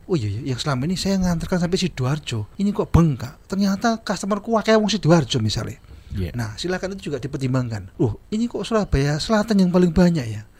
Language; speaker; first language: Indonesian; native; Indonesian